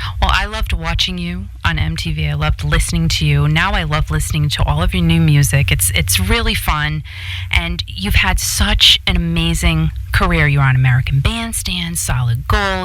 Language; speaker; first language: English; native; English